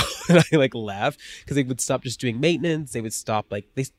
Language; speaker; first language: English; native; English